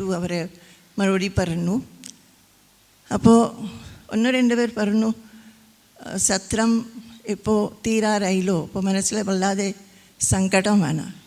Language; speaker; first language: Malayalam; non-native, fluent; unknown